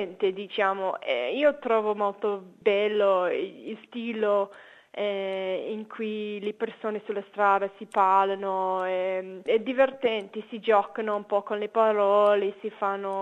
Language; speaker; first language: Italian; non-native, fluent; English